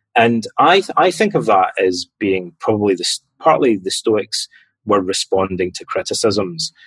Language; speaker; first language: English; native; English